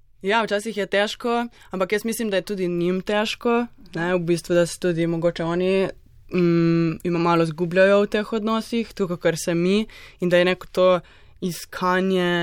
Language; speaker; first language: Slovenian; native; Slovenian